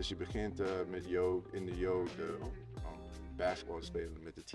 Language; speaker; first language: Dutch; non-native, fluent; English